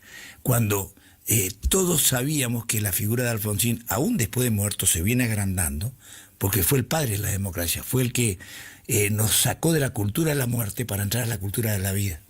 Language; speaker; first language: Spanish; native; Spanish